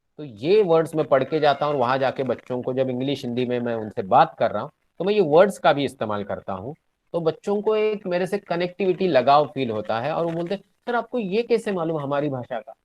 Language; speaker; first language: Hindi; non-native, local second language; Marathi